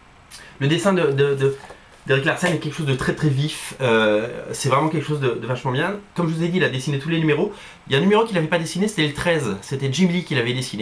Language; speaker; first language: French; native; French